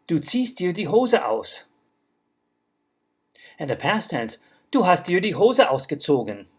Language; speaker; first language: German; non-native, fluent; English